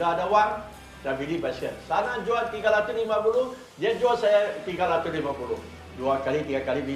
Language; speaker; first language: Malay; non-native, local second language; Chinese